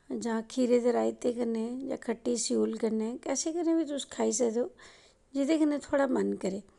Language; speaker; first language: Punjabi; non-native, local second language; Dogri